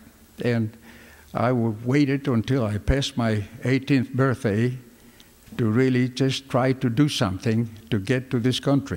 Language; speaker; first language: English; non-native, fluent; Greek